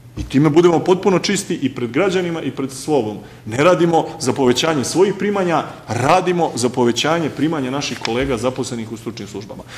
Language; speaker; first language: Serbian; native; Serbian